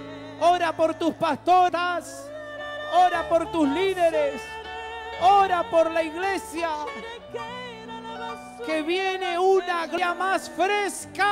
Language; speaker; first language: Spanish; native; Spanish